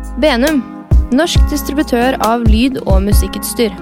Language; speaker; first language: Norwegian; native; Norwegian